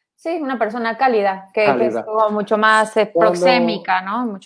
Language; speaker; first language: Spanish; native; Spanish